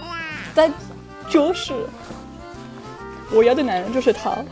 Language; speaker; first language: Chinese; non-native, fluent; French